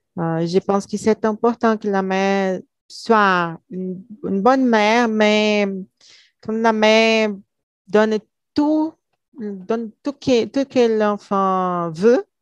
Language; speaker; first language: French; non-native, learner; Portuguese